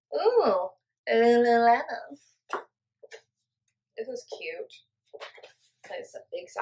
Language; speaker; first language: English; native; English